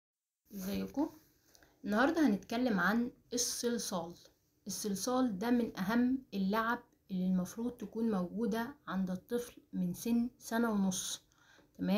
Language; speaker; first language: Arabic; native; Arabic